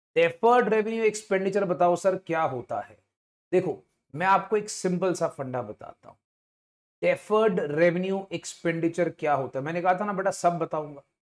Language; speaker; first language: Hindi; non-native, local second language; Punjabi